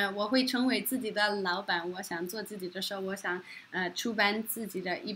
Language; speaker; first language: Chinese; non-native, fluent; Norwegian